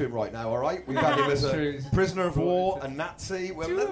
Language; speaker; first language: English; native; English